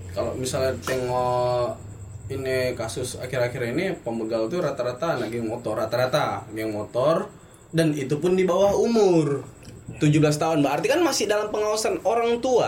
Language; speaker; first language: Indonesian; native; Indonesian